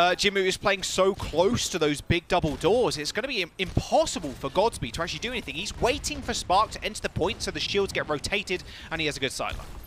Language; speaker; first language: English; native; English